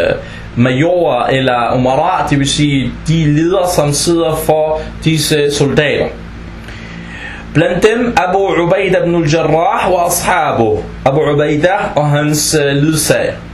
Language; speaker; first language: Danish; non-native, fluent; Arabic